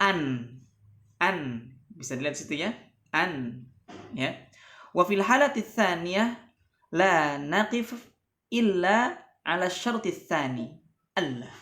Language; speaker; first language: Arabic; non-native, fluent; Indonesian